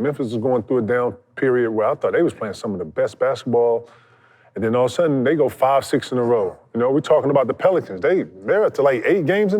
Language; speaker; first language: English; native; English